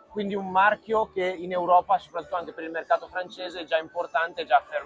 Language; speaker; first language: Italian; native; Italian